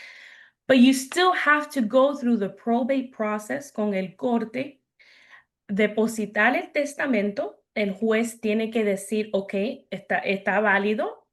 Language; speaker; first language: Spanish; early bilingual, heritage; English